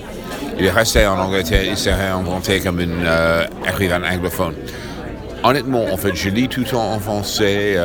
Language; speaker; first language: French; non-native, fluent; English